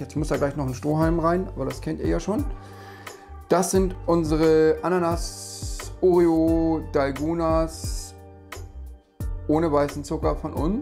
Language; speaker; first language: German; native; German